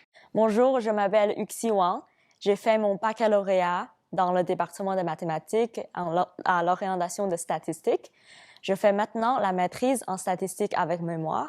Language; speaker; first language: French; non-native, fluent; Chinese